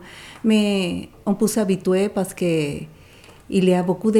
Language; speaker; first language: French; non-native, fluent; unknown